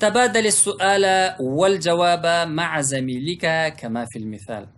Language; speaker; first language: Arabic; non-native, fluent; Pashto